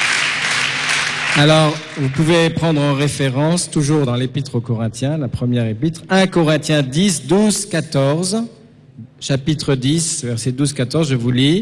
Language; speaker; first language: French; native; French